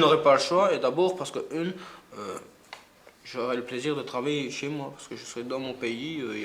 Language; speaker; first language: French; native; French